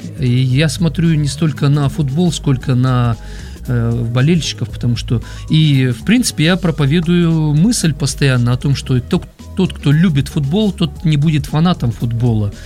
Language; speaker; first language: Russian; native; Russian